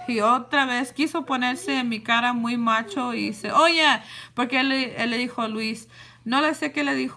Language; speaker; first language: Spanish; early bilingual, heritage; Spanish